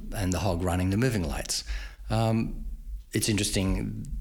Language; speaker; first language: English; native; English